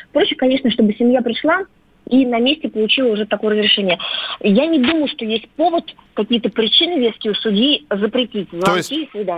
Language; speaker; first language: Russian; native; Russian